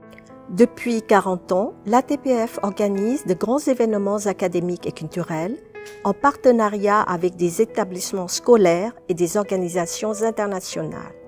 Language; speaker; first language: French; non-native, fluent; Thai